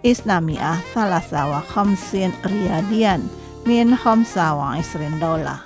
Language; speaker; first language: Arabic; non-native, fluent; Indonesian